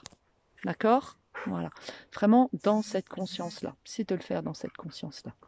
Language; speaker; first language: French; native; French